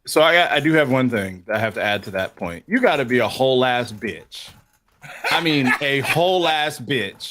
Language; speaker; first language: English; native; English